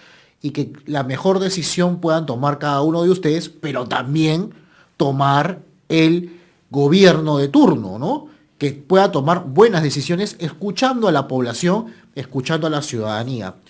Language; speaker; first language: Spanish; native; Spanish